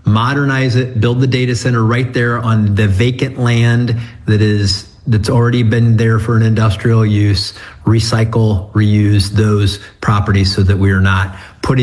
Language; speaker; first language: English; native; English